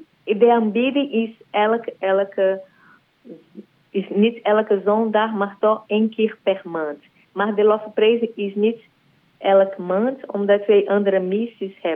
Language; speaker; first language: Dutch; non-native, learner; Portuguese